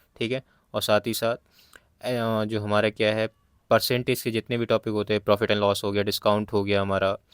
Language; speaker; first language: Hindi; native; Hindi